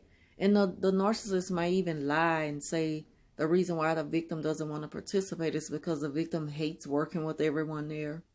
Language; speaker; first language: English; native; English